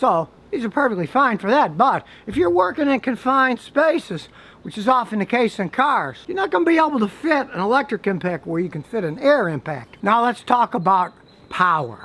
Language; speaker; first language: English; native; English